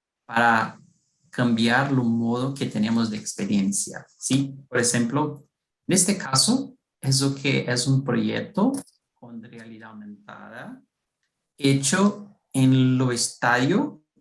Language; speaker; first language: Spanish; non-native, fluent; Portuguese